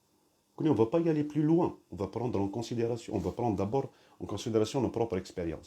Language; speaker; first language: French; non-native, local second language; Kabyle